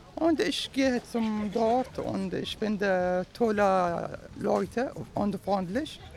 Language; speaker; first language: German; non-native, learner; Arabic